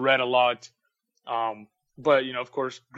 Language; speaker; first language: English; early bilingual, other home language; Russian